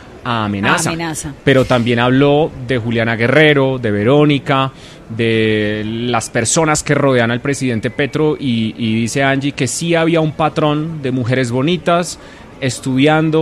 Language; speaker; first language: Spanish; native; Spanish